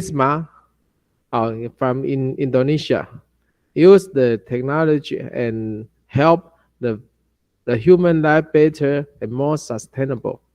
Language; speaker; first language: English; non-native, learner; Chinese